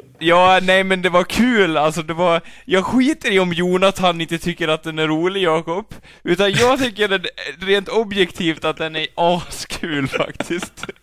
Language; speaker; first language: Swedish; native; Swedish